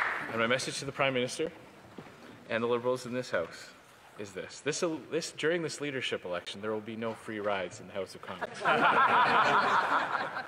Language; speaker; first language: English; native; English